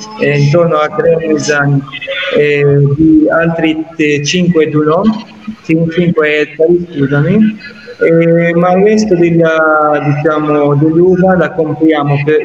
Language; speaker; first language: Italian; non-native, fluent; Arabic